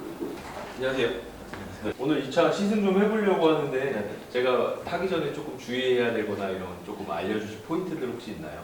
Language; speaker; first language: Korean; native; Korean